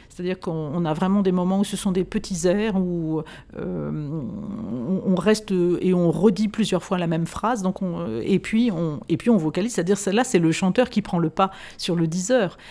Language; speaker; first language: French; native; French